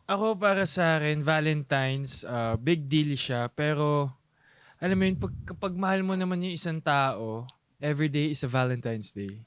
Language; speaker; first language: Filipino; native; Filipino